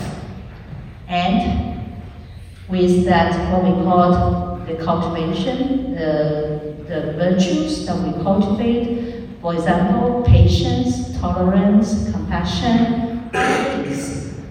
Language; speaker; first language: English; non-native, fluent; Chinese